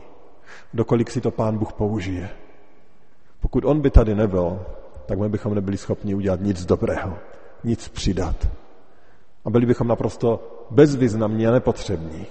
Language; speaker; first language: Czech; native; Czech